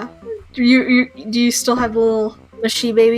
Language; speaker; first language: English; native; English